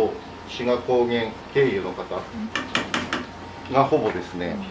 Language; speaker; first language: Japanese; native; Japanese